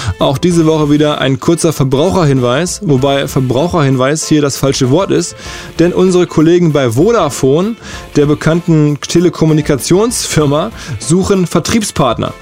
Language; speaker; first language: German; native; German